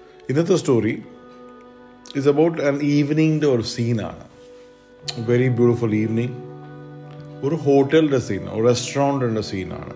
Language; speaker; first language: English; non-native, local second language; Malayalam